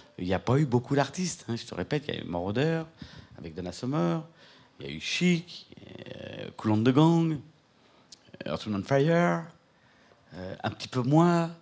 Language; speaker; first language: French; native; French